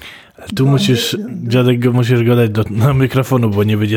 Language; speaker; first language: Polish; early bilingual, heritage; Polish